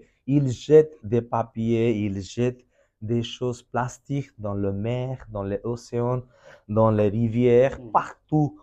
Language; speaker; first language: French; non-native, fluent; Bangla